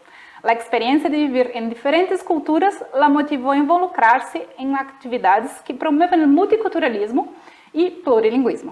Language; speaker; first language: Spanish; non-native, fluent; Portuguese